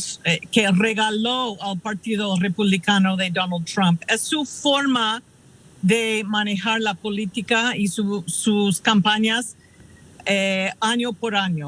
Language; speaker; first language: Spanish; non-native, fluent; English